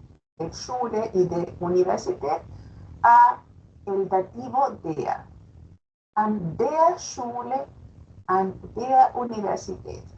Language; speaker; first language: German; non-native, fluent; Spanish